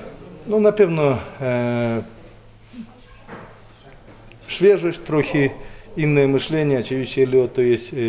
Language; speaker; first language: Polish; non-native, fluent; Russian